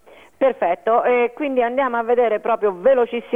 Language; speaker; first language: Italian; native; Italian